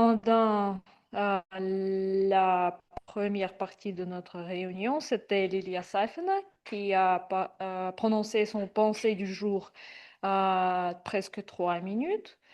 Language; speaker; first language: French; non-native, fluent; Russian